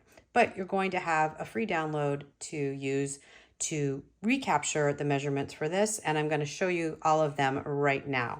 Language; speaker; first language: English; native; English